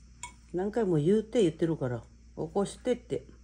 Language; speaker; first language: Japanese; non-native, learner; Filipino